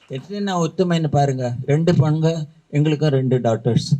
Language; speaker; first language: Tamil; native; Tamil